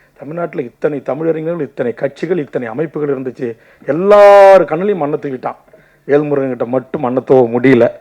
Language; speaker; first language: Tamil; native; Tamil